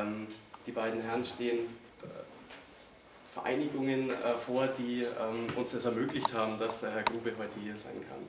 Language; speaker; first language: German; native; German